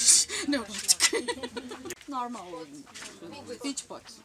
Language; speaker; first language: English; non-native, learner; Portuguese